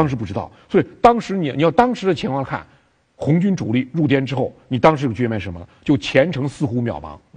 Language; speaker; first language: Chinese; native; Chinese